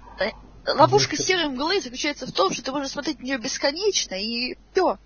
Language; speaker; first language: Russian; native; Russian